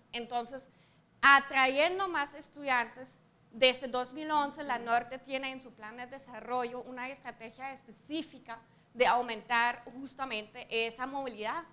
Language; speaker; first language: Spanish; non-native, fluent; German